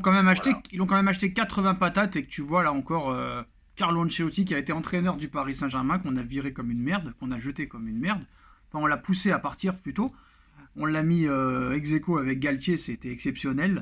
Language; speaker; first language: French; native; French